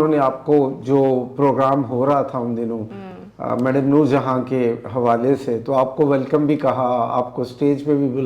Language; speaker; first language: Hindi; non-native, learner; Greek